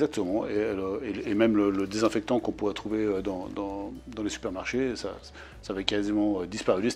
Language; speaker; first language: French; native; French